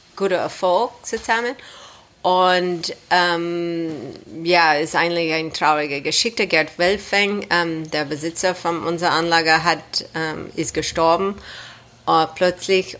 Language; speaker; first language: German; non-native, fluent; English